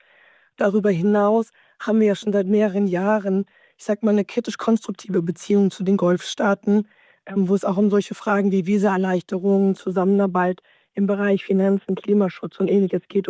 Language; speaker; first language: German; native; German